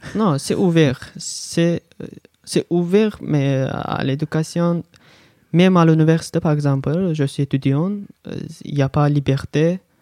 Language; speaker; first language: French; non-native, learner; Azerbaijani